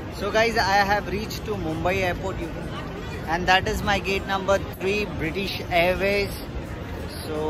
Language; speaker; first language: English; non-native, local second language; Hindi